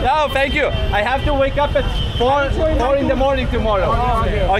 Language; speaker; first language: English; non-native, learner; Lithuanian